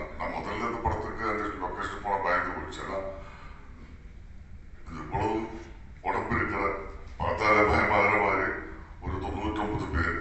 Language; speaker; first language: Tamil; non-native, learner; Malayalam